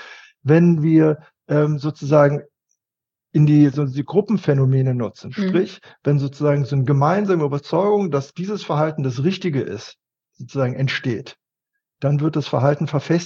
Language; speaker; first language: German; native; German